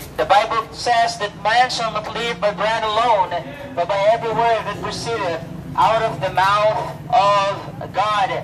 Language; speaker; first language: English; non-native, local second language; Filipino